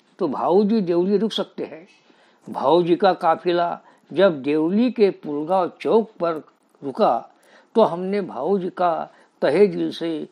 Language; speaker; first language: Hindi; native; Hindi